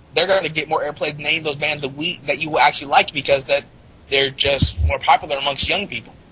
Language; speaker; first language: English; native; English